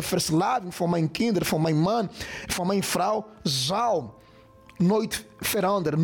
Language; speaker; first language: Dutch; non-native, fluent; Portuguese